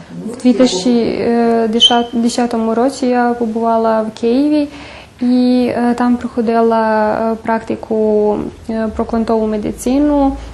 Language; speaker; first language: Ukrainian; early bilingual, heritage; Ukrainian